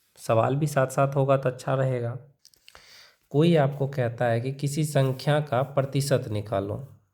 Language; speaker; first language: Hindi; native; Hindi